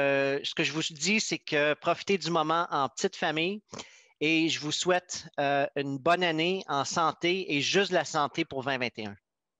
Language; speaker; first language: French; native; French